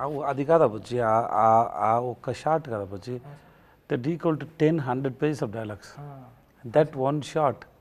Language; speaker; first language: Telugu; non-native, local second language; Tamil